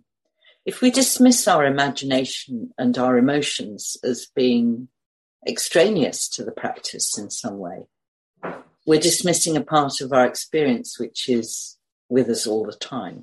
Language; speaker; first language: English; native; English